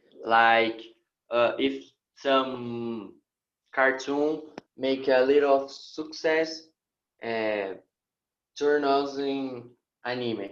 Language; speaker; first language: English; non-native, learner; Portuguese